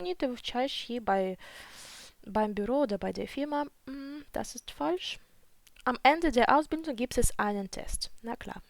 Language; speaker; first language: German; non-native, fluent; Ukrainian